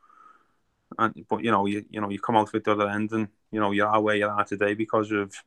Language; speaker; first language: English; native; English